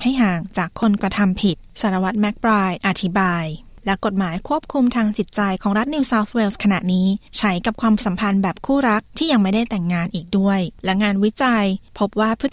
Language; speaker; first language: Thai; native; Thai